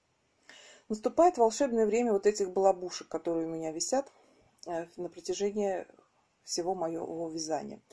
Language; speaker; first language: Russian; native; Russian